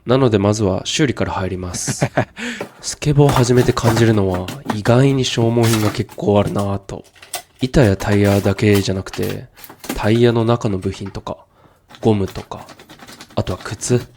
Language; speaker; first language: Japanese; native; Japanese